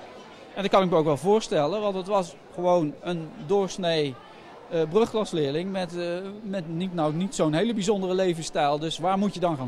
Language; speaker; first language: Dutch; native; Dutch